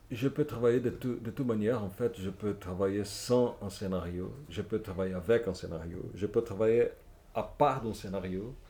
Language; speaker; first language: French; non-native, fluent; Portuguese